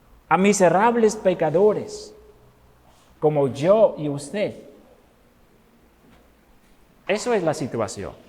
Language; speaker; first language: Spanish; non-native, fluent; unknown